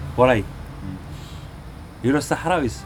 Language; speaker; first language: Spanish; non-native, local second language; Arabic